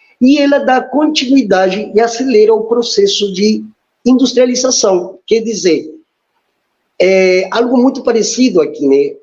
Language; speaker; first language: Portuguese; non-native, fluent; Spanish